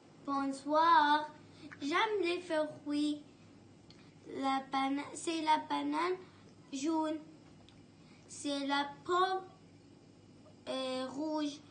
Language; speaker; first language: French; non-native, learner; Arabic